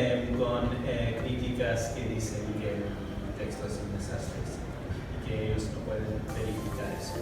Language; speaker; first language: Spanish; non-native, fluent; English